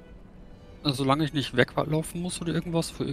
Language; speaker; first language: German; native; German